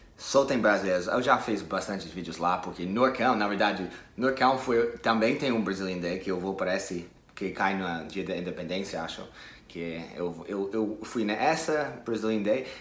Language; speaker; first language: Portuguese; non-native, fluent; English